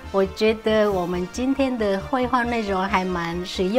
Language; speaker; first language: Chinese; non-native, local second language; Vietnamese